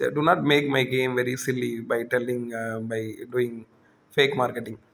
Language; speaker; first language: English; non-native, local second language; Tamil